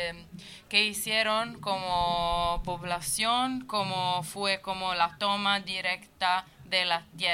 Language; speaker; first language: Spanish; non-native, fluent; Italian